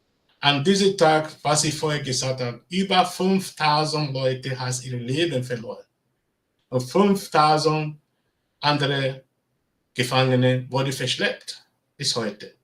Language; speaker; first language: German; non-native, learner; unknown